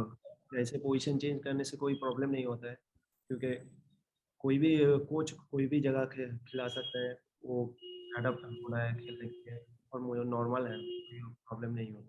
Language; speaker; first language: Hindi; non-native, local second language; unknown